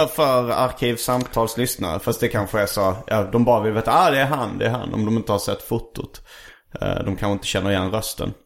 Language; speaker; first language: Swedish; native; Swedish